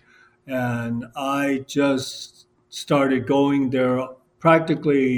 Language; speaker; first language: English; non-native, local second language; Cantonese